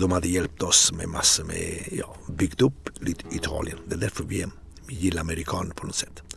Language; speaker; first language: Swedish; non-native, fluent; Italian